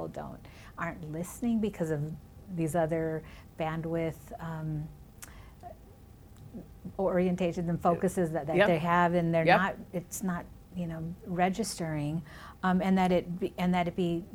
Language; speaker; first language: English; early bilingual, other home language; Spanish